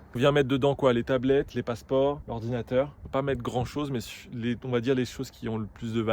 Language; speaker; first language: French; native; French